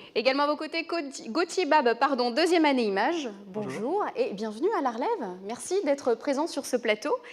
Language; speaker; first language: French; native; French